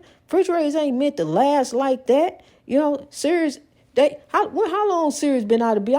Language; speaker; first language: English; native; English